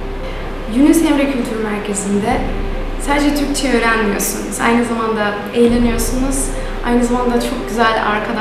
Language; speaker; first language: Turkish; non-native, fluent; Macedonian